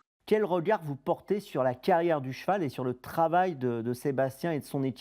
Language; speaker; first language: French; native; French